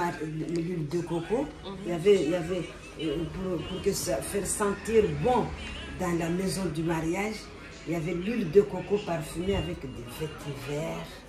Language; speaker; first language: French; non-native, local second language; Comorian